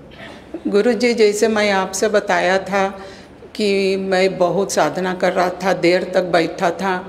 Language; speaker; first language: Hindi; early bilingual, heritage; Caribbean Hindustani